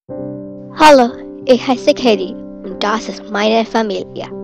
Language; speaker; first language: German; non-native, learner; English